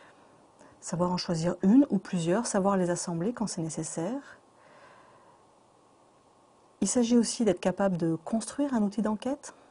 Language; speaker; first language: French; native; French